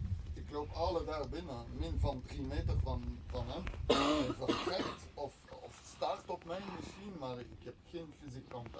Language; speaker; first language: Dutch; non-native, learner; French